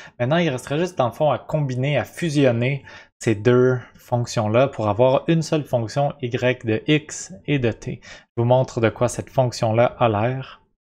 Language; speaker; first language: French; native; French